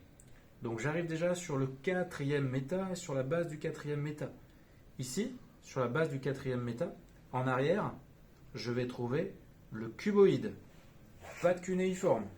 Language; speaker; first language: French; native; French